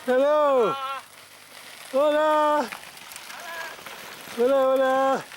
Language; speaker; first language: Spanish; non-native, learner; French